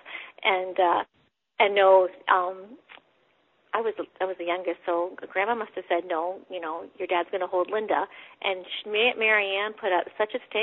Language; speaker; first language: English; native; English